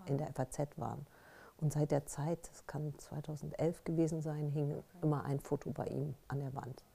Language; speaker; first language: German; native; German